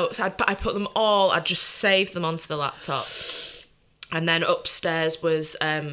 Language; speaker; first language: English; native; English